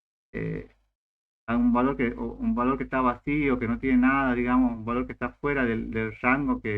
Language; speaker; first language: Spanish; native; Spanish